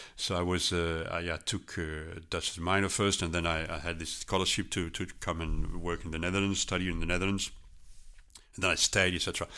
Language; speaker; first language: English; non-native, fluent; French